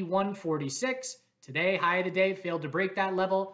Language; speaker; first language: English; native; English